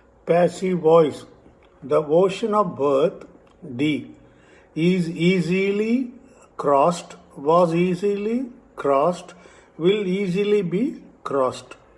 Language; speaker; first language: English; non-native, local second language; Tamil